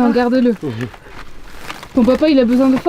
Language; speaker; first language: French; native; French